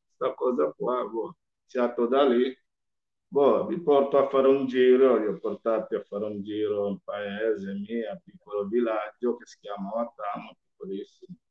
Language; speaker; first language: Italian; non-native, fluent; Swahili